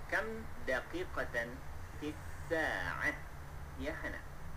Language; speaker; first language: Arabic; non-native, fluent; Malay